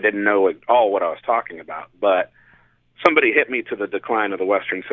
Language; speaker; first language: English; native; English